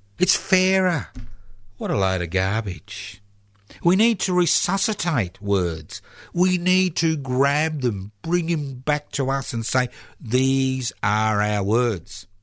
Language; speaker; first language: English; early bilingual, other home language; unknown